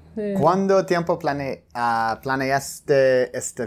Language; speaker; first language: Spanish; non-native, learner; English